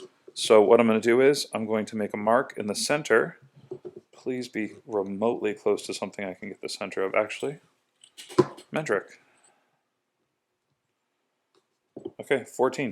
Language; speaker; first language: English; native; English